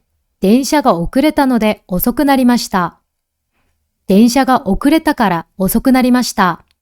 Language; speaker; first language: Japanese; non-native, fluent; Korean